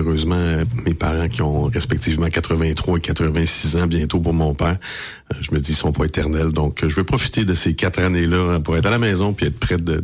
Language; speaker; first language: French; native; French